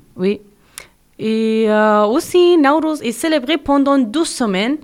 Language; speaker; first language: French; non-native, learner; Persian